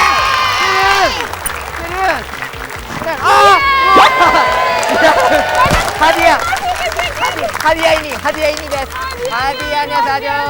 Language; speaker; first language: Indonesian; non-native, fluent; Japanese